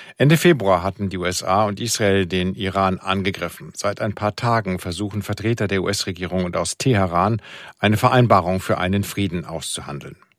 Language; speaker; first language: German; native; German